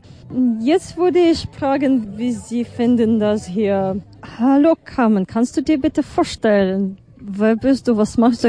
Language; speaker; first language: German; non-native, fluent; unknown